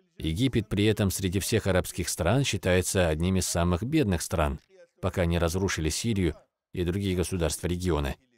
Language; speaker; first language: Russian; non-native, local second language; Avaric